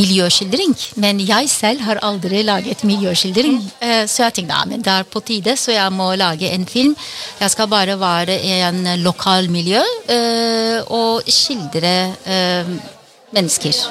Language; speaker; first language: Norwegian; non-native, fluent; Turkish